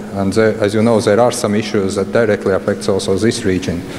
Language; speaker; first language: English; non-native, fluent; Latvian